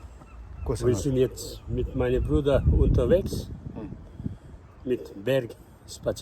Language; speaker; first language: German; non-native, learner; Nepali